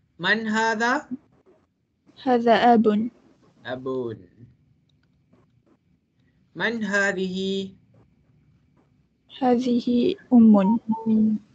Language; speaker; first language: Arabic; non-native, fluent; Malay